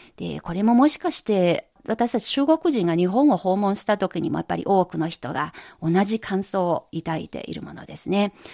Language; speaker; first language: Japanese; non-native, fluent; Chinese